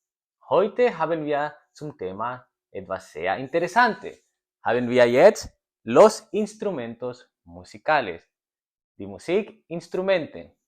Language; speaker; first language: German; non-native, learner; Spanish